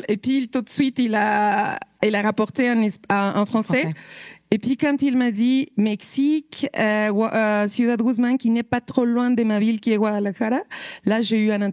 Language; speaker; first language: French; non-native, fluent; Spanish